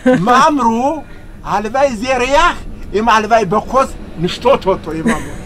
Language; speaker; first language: Hebrew; non-native, learner; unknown